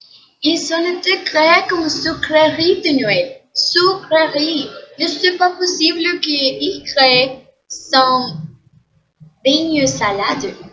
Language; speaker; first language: French; non-native, learner; Spanish